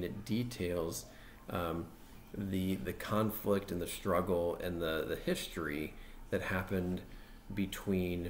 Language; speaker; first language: English; native; English